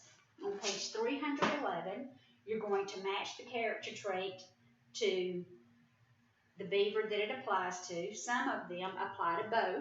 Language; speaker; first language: English; native; English